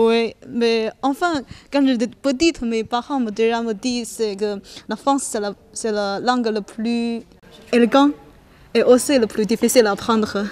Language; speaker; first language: French; non-native, fluent; Chinese